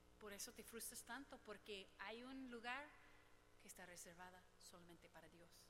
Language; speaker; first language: Spanish; non-native, fluent; English